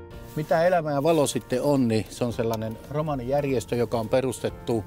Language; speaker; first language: Finnish; native; Finnish